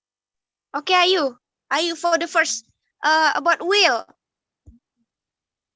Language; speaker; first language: English; non-native, learner; Indonesian